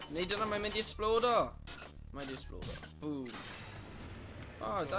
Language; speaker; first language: Welsh; native; Welsh